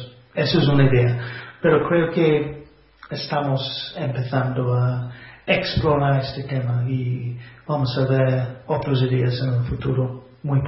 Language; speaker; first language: Spanish; non-native, fluent; English